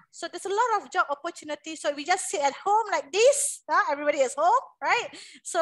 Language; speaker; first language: English; non-native, local second language; Malay